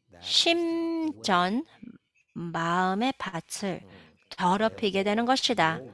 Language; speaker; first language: Korean; native; Korean